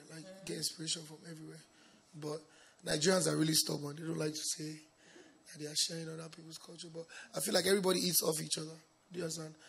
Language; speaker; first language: English; non-native, local second language; Yoruba